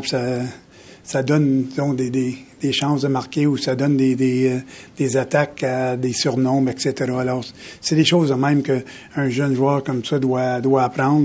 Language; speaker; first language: French; native; French